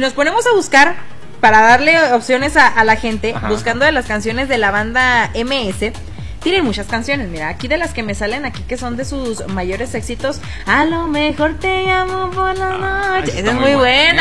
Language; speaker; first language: Spanish; native; Spanish